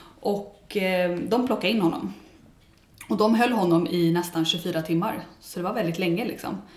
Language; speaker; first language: Swedish; native; Swedish